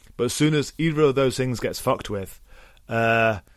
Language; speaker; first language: English; native; English